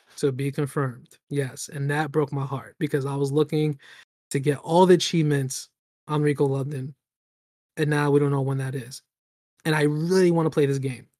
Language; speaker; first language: English; native; English